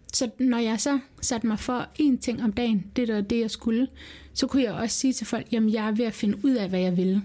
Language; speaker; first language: Danish; early bilingual, other home language; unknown